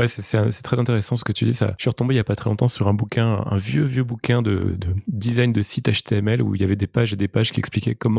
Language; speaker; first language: French; native; French